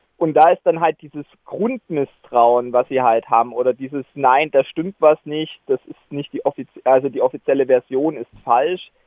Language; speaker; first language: German; native; German